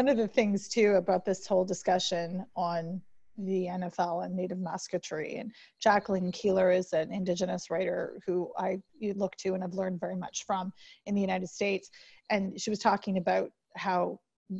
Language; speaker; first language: English; native; English